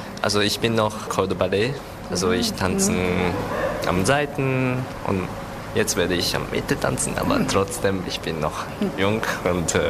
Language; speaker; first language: German; non-native, learner; Japanese